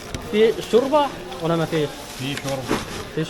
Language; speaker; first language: Arabic; non-native, fluent; Chinese